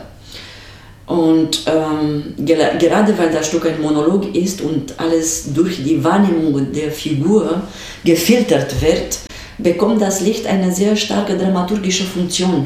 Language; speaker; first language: German; non-native, fluent; Romanian